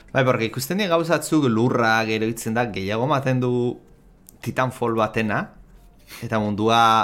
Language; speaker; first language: Basque; native; Basque